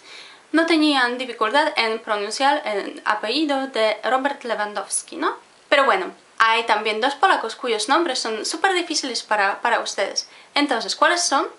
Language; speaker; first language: Spanish; non-native, fluent; Polish